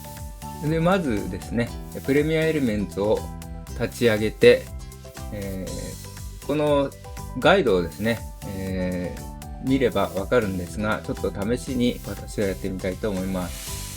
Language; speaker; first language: Japanese; native; Japanese